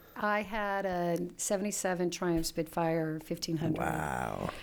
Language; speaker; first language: English; early bilingual, other home language; Italian